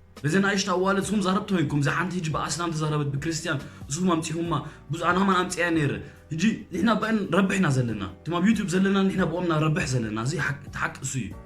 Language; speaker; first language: Tigrinya; native; Tigrinya